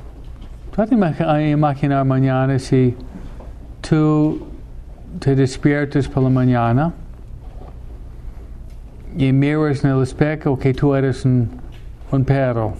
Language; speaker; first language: Spanish; non-native, fluent; English